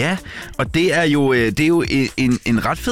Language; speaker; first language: Danish; native; Danish